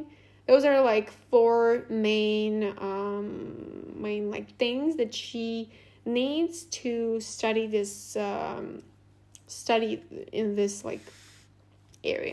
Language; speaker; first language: English; non-native, fluent; Russian